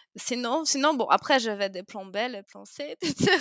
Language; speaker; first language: French; non-native, fluent; Polish